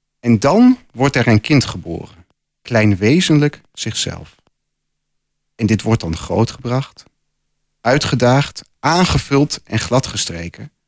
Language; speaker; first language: Dutch; native; Dutch